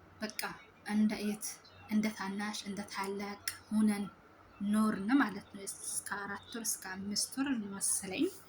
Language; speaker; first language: Amharic; native; Amharic